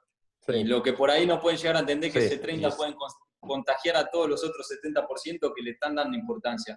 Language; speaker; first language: Spanish; native; Spanish